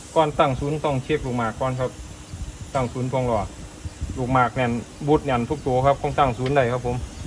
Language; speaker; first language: Thai; native; Thai